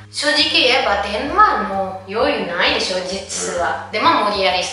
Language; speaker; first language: Japanese; non-native, fluent; Indonesian